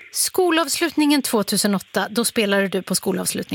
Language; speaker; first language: Swedish; native; Swedish